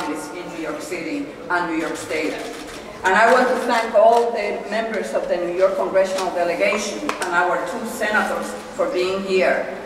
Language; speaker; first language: English; non-native, fluent; Spanish